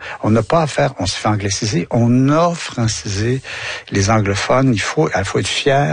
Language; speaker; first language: French; native; French